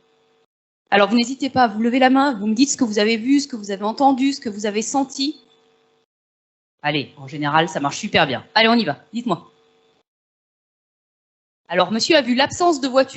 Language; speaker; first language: French; native; French